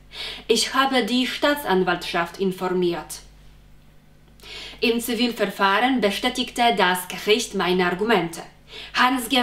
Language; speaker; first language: German; non-native, fluent; Polish